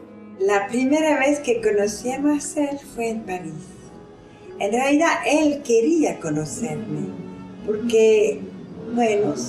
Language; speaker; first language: Spanish; non-native, fluent; French